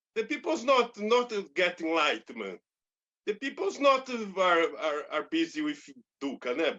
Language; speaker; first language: English; non-native, learner; Portuguese